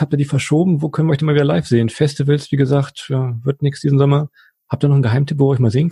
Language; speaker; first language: German; native; German